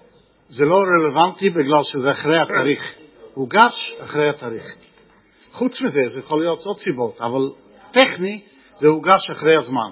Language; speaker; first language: Hebrew; non-native, fluent; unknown